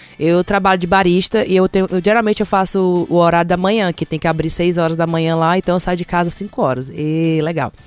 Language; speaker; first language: Portuguese; native; Portuguese